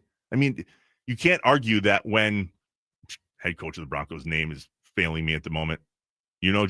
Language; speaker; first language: English; native; English